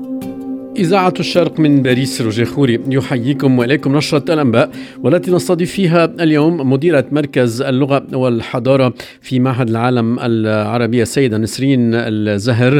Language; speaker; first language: Arabic; native; Arabic